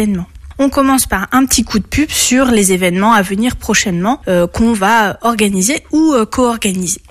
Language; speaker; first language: French; native; French